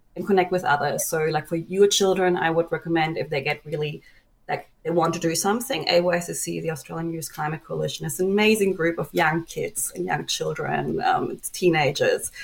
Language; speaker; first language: English; non-native, fluent; German